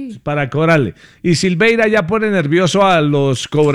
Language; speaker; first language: Spanish; native; Spanish